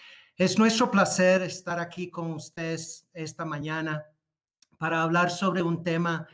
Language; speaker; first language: Spanish; non-native, fluent; English